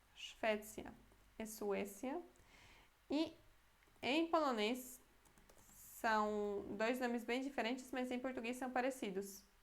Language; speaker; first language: Portuguese; native; Portuguese